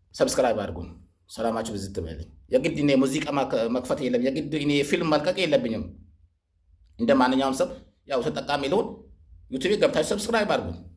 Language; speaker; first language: Amharic; non-native, local second language; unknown